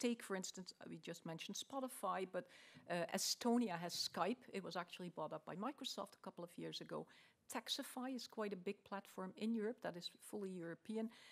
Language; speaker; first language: English; non-native, fluent; Dutch